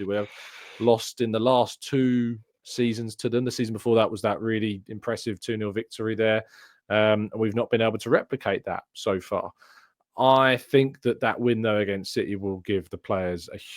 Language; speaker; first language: English; native; English